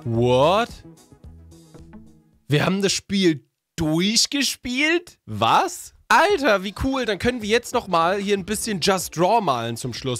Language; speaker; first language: German; native; German